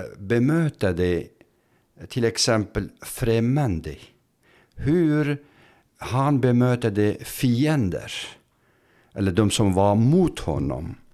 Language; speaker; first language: Swedish; non-native, fluent; Turkish